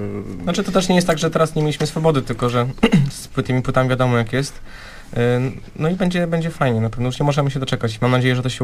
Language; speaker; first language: Polish; native; Polish